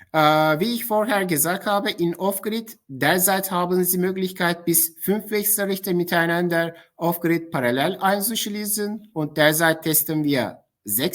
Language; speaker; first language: German; non-native, fluent; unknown